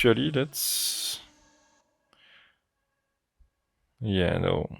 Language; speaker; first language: English; non-native, fluent; French